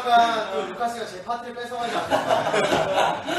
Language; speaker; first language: Korean; native; Korean